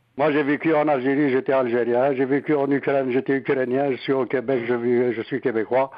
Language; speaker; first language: French; non-native, local second language; Arabic